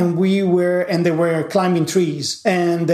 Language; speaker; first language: English; non-native, fluent; Italian